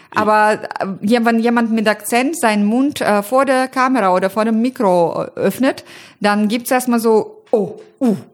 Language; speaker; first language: German; non-native, fluent; Russian